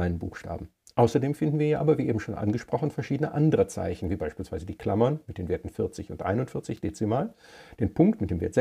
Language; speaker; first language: German; native; German